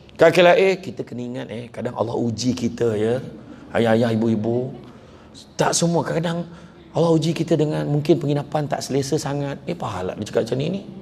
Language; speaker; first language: Malay; native; Malay